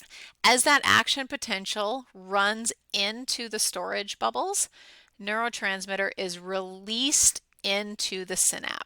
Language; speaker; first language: English; native; English